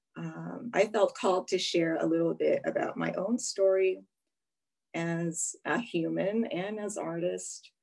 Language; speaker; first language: English; native; English